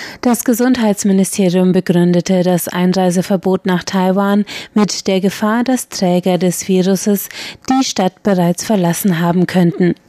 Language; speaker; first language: German; native; German